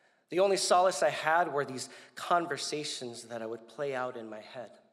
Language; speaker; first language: English; early bilingual, other home language; Spanish